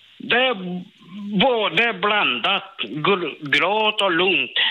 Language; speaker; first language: Swedish; non-native, learner; Burmese